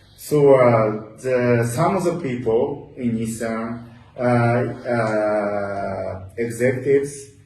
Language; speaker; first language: English; non-native, learner; Japanese